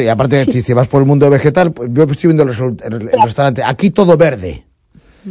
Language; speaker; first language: Spanish; native; Spanish